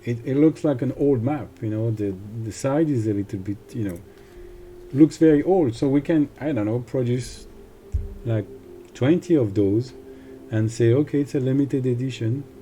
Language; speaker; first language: English; non-native, fluent; French